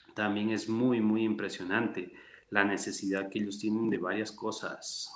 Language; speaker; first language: Spanish; native; Spanish